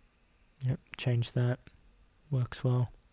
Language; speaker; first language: English; native; English